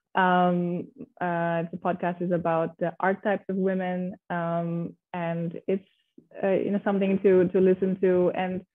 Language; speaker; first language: English; non-native, fluent; Indonesian